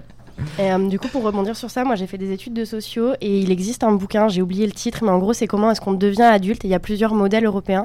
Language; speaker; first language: French; native; French